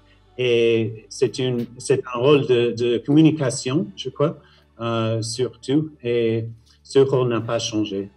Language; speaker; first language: French; non-native, fluent; English